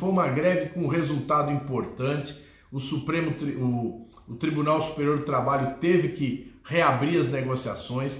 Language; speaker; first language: Portuguese; native; Portuguese